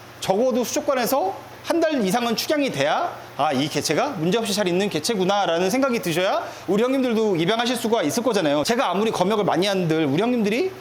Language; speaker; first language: Korean; native; Korean